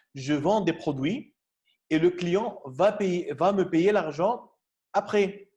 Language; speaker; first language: French; non-native, fluent; Arabic